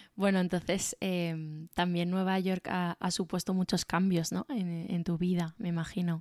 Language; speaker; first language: Spanish; native; Spanish